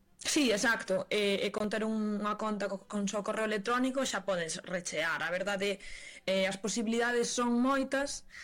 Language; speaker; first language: Galician; native; Galician